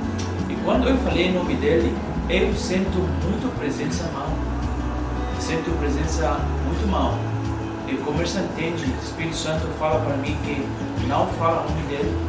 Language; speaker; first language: Portuguese; non-native, learner; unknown